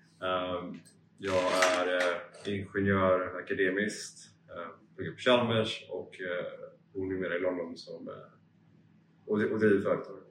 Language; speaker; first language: Swedish; early bilingual, other home language; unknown